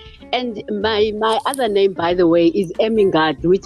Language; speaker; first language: English; non-native, local second language; Xhosa